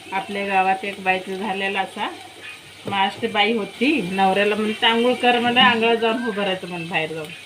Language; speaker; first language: Marathi; non-native, local second language; Kannada